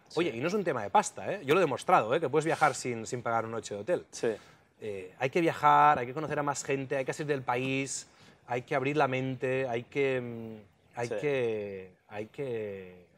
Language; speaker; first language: Spanish; native; Spanish